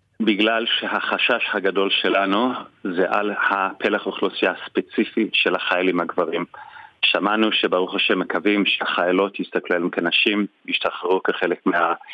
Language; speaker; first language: Hebrew; non-native, fluent; English